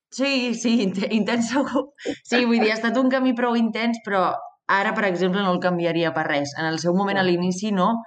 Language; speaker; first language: Catalan; native; Catalan